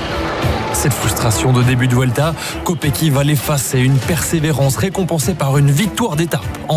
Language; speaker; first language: French; native; French